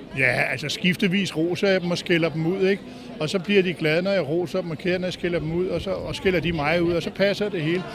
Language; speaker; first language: Danish; native; Danish